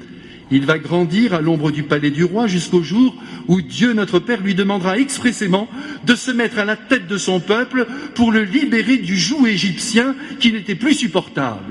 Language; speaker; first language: French; native; French